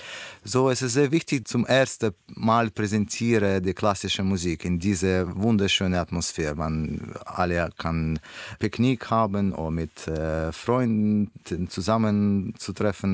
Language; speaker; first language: German; non-native, learner; Russian